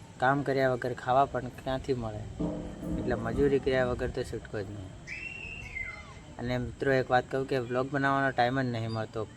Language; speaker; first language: Gujarati; non-native, local second language; Bhili